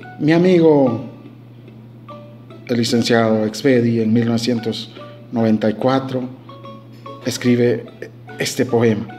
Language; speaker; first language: Spanish; native; Spanish